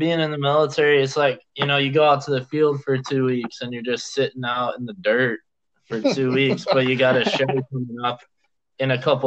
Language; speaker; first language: English; native; English